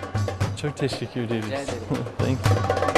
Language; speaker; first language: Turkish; non-native, learner; English